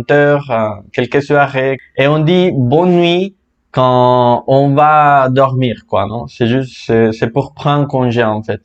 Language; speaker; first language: French; non-native, fluent; Spanish